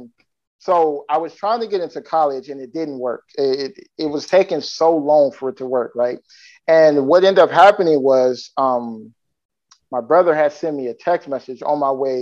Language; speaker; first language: English; native; English